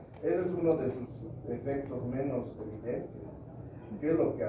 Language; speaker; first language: Spanish; native; Spanish